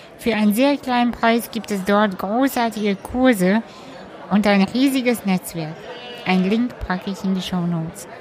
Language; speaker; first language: German; early bilingual, other home language; Russian